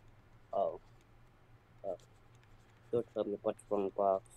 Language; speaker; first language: English; native; English